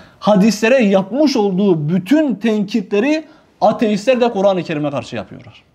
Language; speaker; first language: Turkish; native; Turkish